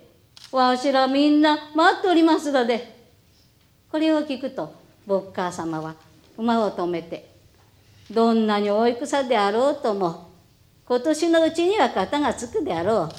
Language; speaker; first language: Japanese; native; Japanese